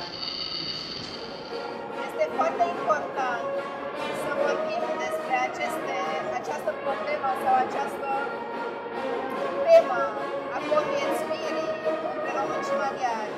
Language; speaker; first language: Romanian; non-native, local second language; Hungarian